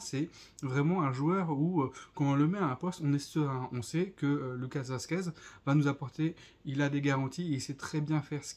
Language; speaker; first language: French; native; French